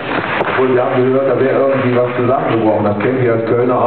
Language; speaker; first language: German; native; German